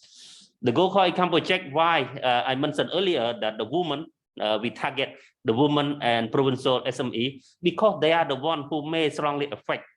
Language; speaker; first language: English; non-native, learner; Khmer